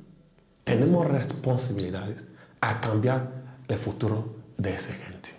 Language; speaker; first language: Spanish; non-native, learner; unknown